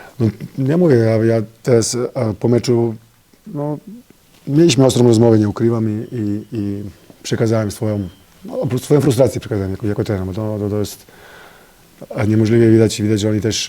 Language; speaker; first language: Polish; non-native, fluent; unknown